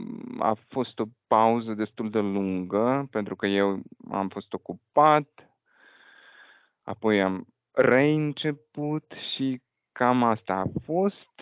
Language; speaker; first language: Romanian; non-native, fluent; Russian